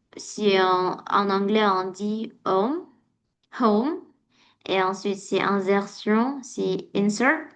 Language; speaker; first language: French; non-native, learner; Indonesian